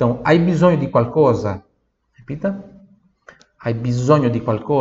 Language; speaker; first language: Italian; non-native, fluent; Portuguese